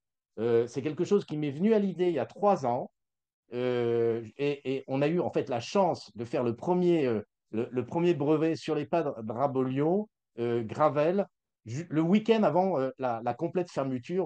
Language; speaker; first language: French; native; French